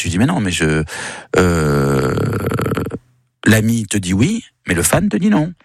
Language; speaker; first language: French; native; French